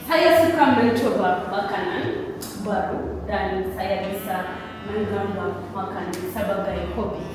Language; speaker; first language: Indonesian; non-native, learner; Amharic